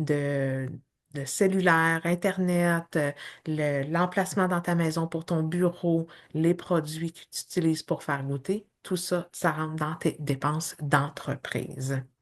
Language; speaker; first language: French; native; French